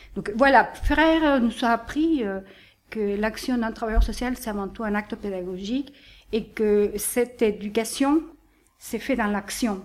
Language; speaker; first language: French; non-native, fluent; Spanish